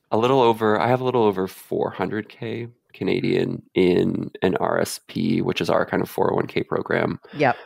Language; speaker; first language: English; native; English